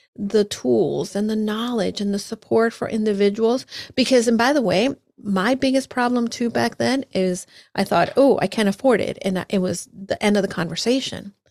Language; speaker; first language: English; early bilingual, other home language; Spanish